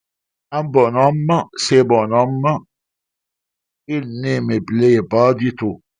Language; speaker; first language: French; non-native, fluent; Arabic